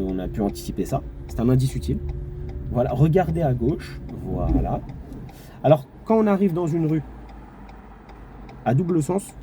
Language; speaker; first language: French; native; French